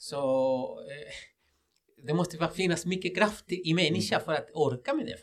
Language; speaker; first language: Swedish; non-native, fluent; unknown